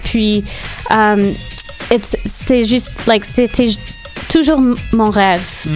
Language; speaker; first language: French; non-native, local second language; English